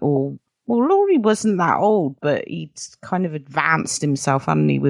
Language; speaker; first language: English; native; English